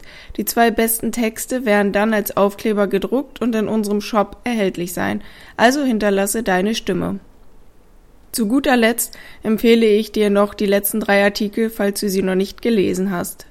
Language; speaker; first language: German; native; German